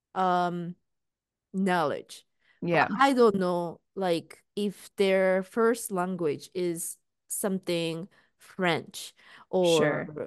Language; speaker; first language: English; non-native, fluent; Japanese